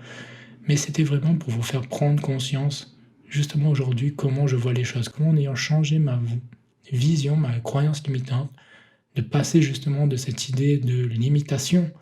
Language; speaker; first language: French; native; French